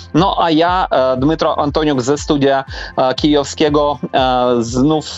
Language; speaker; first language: Polish; non-native, fluent; Ukrainian